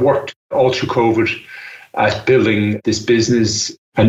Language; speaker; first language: English; native; English